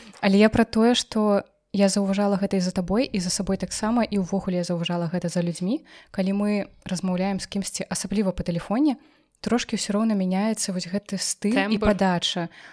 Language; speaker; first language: Belarusian; non-native, local second language; Russian